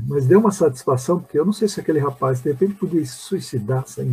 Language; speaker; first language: Portuguese; native; Portuguese